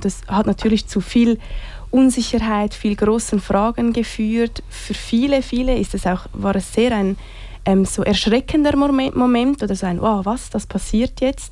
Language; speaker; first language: German; native; German